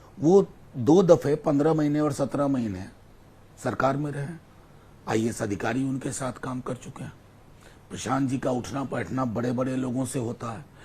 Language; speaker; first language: Hindi; non-native, local second language; Maithili